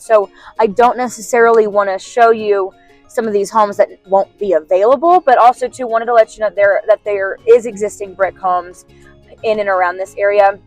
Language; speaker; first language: English; native; English